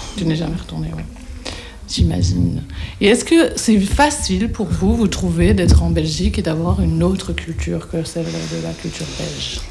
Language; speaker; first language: French; native; French